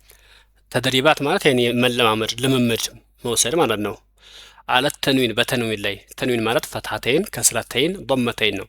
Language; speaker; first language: Arabic; non-native, fluent; Amharic